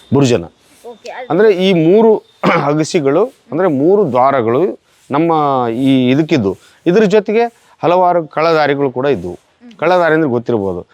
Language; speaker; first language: Kannada; native; Kannada